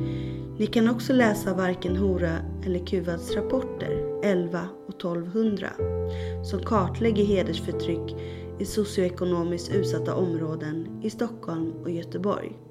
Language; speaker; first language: Swedish; native; Swedish